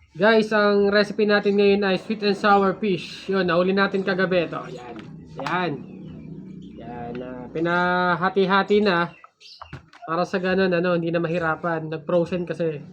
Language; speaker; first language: Filipino; native; Filipino